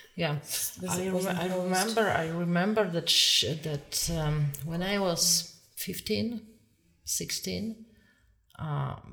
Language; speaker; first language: English; non-native, fluent; Polish